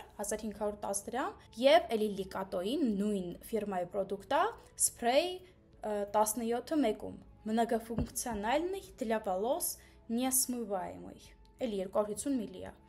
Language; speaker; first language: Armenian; early bilingual, heritage; Armenian